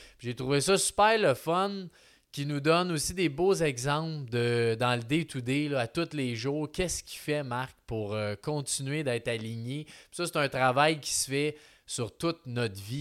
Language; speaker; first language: French; native; French